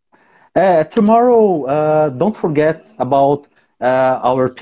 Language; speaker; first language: English; non-native, learner; Portuguese